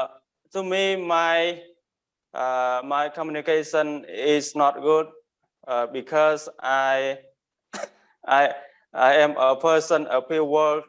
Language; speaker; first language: English; non-native, learner; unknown